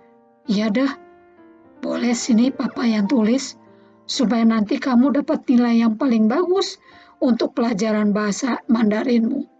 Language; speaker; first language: Indonesian; native; Indonesian